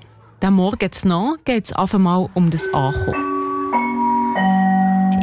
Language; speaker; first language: German; native; German